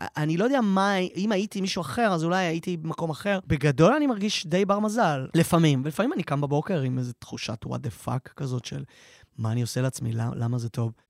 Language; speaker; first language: Hebrew; native; Hebrew